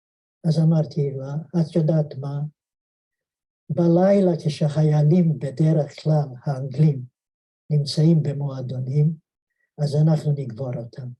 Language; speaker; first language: Hebrew; non-native, fluent; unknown